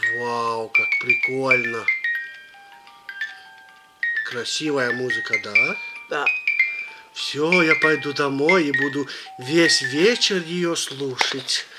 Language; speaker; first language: Russian; early bilingual, heritage; Russian